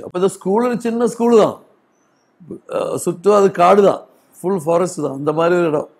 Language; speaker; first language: Tamil; non-native, learner; Malayalam